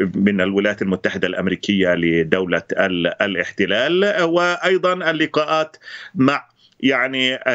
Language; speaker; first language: Arabic; native; Arabic